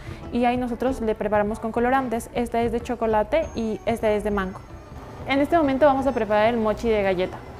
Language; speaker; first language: Spanish; native; Spanish